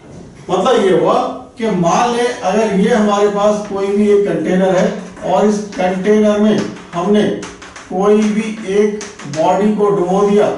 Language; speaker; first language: Hindi; native; Hindi